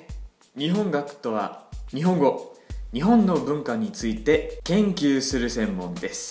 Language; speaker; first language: Japanese; non-native, fluent; English